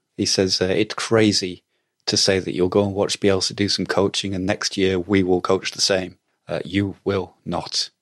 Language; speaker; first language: English; native; English